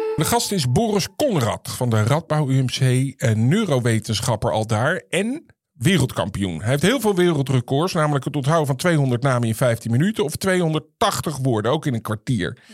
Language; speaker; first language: Dutch; native; Dutch